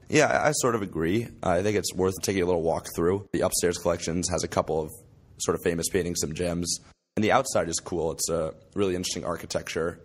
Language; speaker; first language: English; native; English